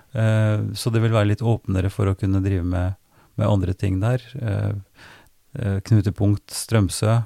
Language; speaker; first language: Norwegian; native; Norwegian